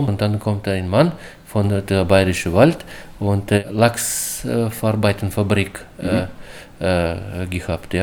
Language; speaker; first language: German; non-native, learner; Russian